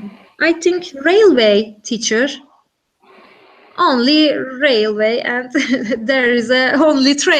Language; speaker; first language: English; non-native, learner; Turkish